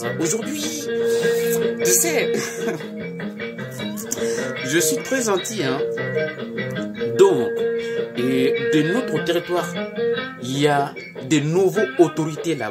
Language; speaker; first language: French; non-native, learner; Bambara